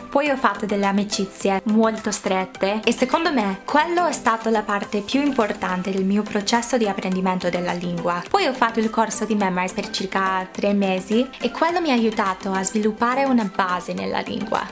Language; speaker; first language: Italian; non-native, fluent; English